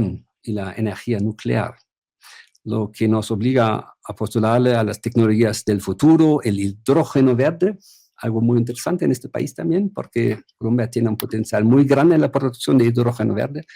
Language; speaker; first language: Spanish; non-native, fluent; German